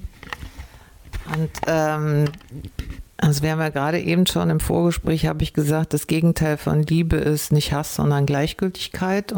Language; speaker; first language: German; native; German